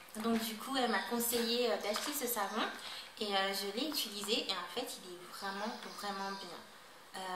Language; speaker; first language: French; native; French